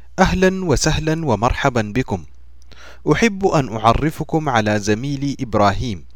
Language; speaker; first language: Arabic; non-native, learner; English